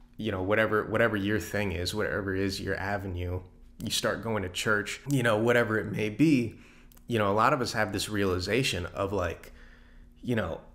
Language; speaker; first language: English; native; English